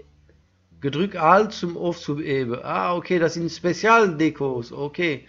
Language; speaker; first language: German; non-native, learner; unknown